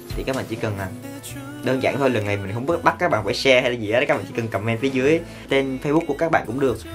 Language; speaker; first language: Vietnamese; native; Vietnamese